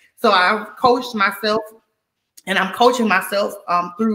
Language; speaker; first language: English; native; English